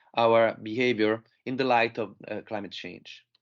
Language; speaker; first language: English; non-native, fluent; Italian